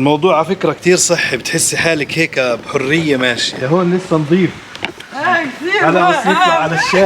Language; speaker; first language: Arabic; native; Arabic